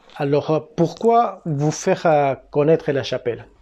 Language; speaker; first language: French; non-native, fluent; Spanish